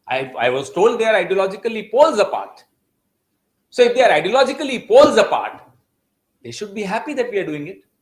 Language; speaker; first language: English; non-native, local second language; Hindi